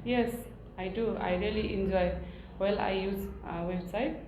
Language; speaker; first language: English; non-native, learner; Nepali